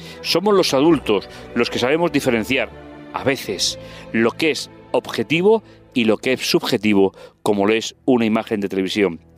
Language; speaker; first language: Spanish; native; Spanish